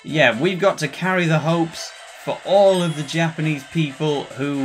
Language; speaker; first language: English; native; English